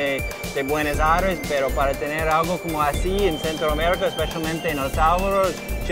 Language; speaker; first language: Spanish; non-native, learner; English